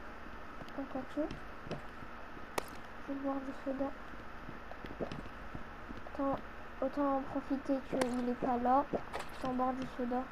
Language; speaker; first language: French; native; French